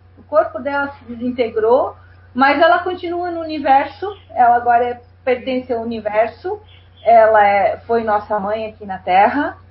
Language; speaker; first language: Portuguese; non-native, fluent; Spanish